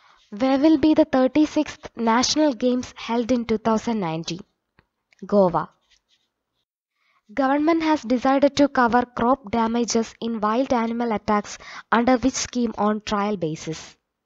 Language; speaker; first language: English; non-native, local second language; Malayalam